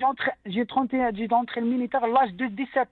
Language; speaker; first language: French; non-native, local second language; Arabic